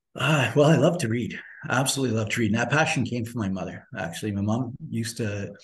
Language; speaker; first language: English; native; English